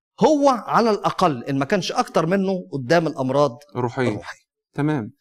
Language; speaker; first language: Arabic; native; Arabic